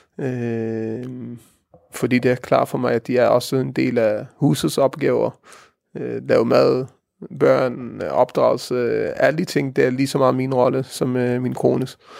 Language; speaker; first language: Danish; early bilingual, heritage; Danish